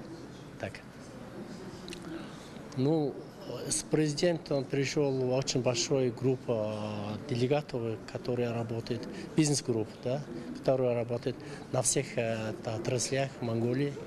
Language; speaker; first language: Russian; non-native, fluent; Mongolian